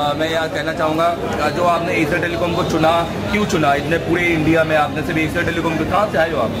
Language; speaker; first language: Hindi; native; Hindi